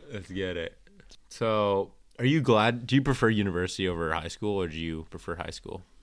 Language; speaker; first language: English; native; English